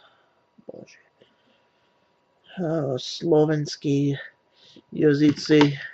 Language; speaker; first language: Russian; non-native, learner; English